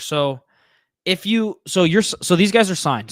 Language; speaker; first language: English; native; English